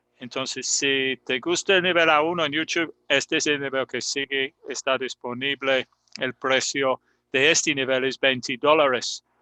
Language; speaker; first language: Spanish; non-native, fluent; English